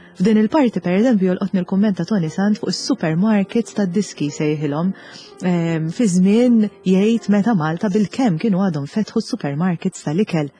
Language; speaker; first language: Maltese; native; Maltese